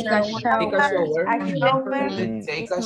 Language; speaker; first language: English; non-native, learner; Spanish